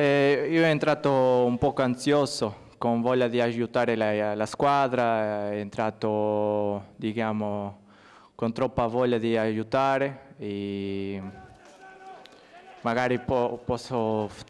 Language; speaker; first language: Italian; non-native, learner; Portuguese